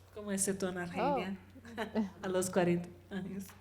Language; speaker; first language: Spanish; non-native, learner; Portuguese